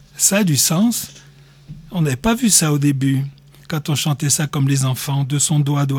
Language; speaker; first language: French; native; French